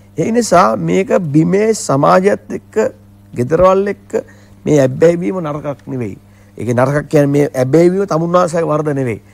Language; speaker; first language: Sinhala; native; Sinhala